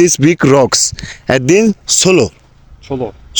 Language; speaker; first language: English; non-native, learner; Bangla